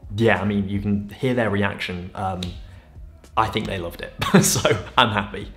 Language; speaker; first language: English; native; English